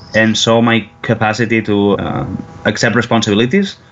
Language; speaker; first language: English; non-native, fluent; Spanish